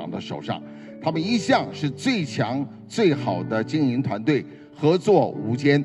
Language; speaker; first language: Chinese; native; Chinese